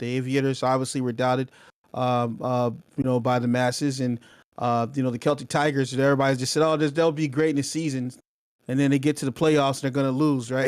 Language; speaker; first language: English; native; English